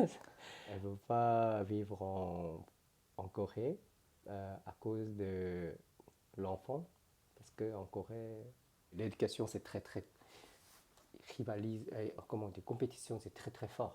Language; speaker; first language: French; non-native, learner; Korean